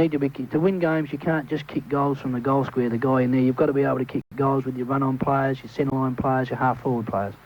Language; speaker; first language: English; native; English